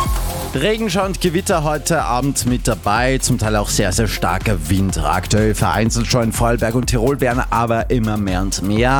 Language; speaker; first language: German; native; German